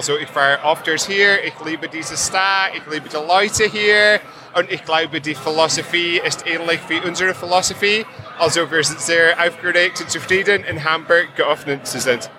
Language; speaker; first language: German; non-native, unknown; English